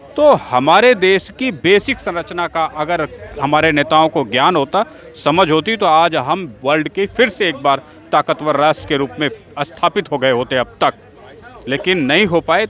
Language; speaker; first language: Hindi; native; Hindi